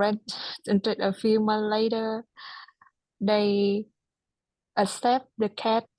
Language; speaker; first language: English; non-native, learner; Vietnamese